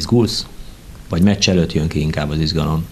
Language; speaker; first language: Hungarian; native; Hungarian